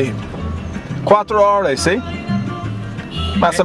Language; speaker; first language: Spanish; non-native, learner; English